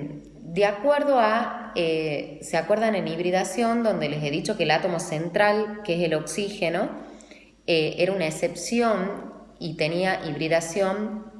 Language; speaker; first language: Spanish; native; Spanish